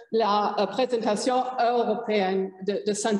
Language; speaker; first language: French; non-native, fluent; German